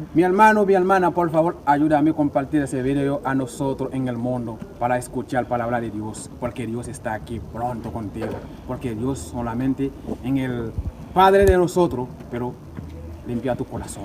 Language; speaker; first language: Spanish; non-native, learner; Haitian Creole